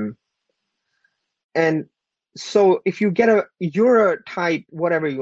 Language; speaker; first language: English; non-native, local second language; Urdu